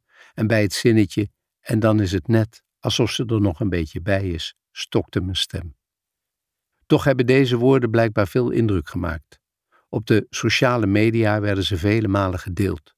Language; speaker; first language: Dutch; native; Dutch